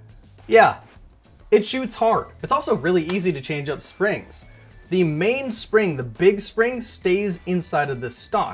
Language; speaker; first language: English; native; English